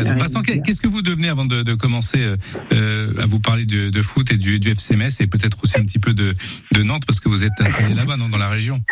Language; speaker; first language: French; native; French